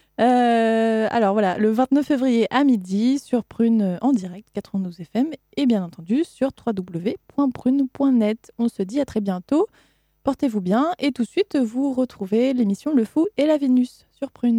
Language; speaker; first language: French; native; French